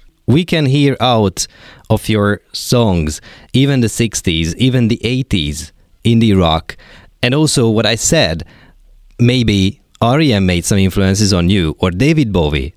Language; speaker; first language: English; non-native, fluent; Hungarian